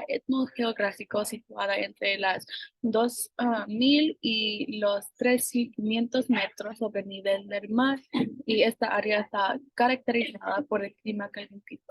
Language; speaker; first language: Spanish; non-native, fluent; English